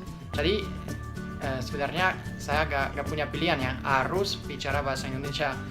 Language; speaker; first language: Indonesian; non-native, fluent; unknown